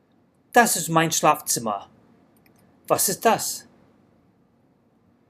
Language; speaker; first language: German; non-native, fluent; English